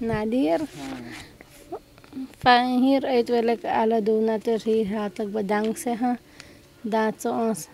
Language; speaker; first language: Dutch; non-native, local second language; Caribbean Hindustani